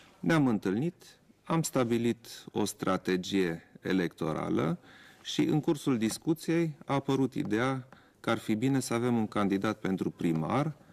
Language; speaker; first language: Romanian; non-native, local second language; German